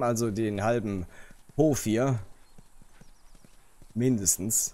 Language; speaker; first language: German; native; German